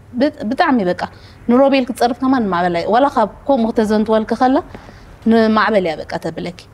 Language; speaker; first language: Tigrinya; native; Tigrinya